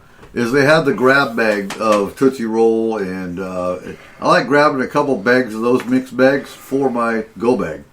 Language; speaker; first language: English; native; English